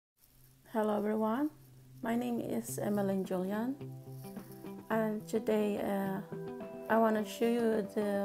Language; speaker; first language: English; non-native, learner; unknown